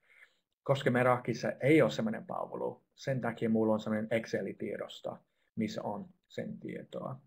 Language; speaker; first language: Finnish; non-native, fluent; English